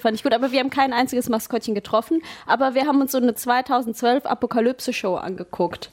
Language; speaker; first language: German; native; German